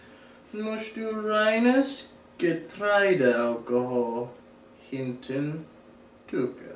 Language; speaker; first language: German; non-native, learner; English